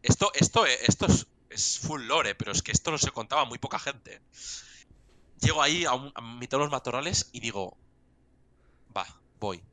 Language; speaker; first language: Spanish; non-native, local second language; Catalan